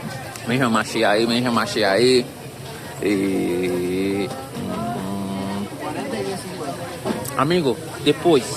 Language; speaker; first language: Portuguese; non-native, learner; Haitian Creole